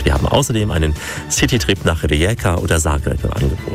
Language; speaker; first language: German; native; German